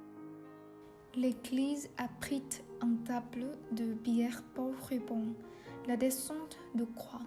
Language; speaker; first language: French; non-native, learner; Vietnamese